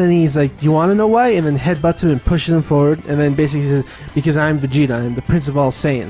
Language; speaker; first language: English; native; English